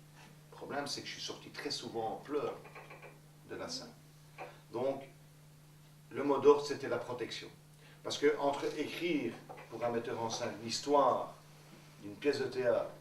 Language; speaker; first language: French; native; French